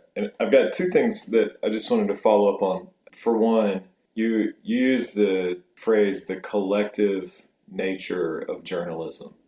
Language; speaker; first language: English; native; English